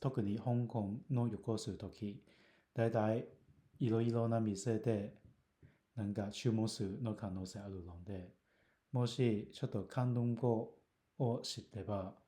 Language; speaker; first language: Japanese; non-native, fluent; Cantonese